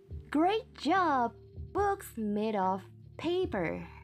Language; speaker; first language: English; non-native, fluent; Indonesian